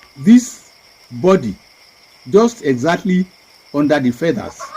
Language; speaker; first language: English; non-native, local second language; Yoruba